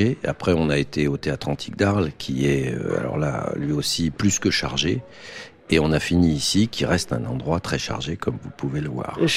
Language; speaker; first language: French; native; French